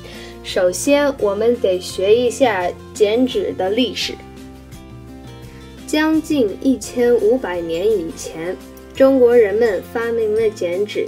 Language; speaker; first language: Chinese; non-native, learner; English